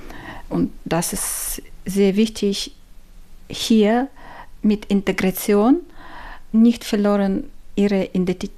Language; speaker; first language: German; non-native, learner; Ukrainian